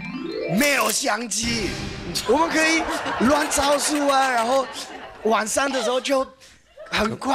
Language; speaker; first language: Chinese; non-native, fluent; Spanish